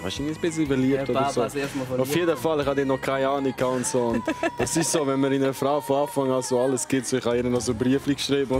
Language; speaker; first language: German; early bilingual, other home language; Albanian